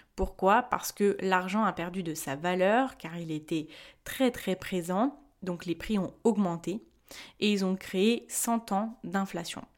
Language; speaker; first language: French; early bilingual, other home language; Spanish